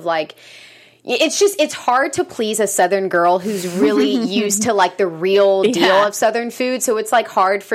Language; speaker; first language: English; native; English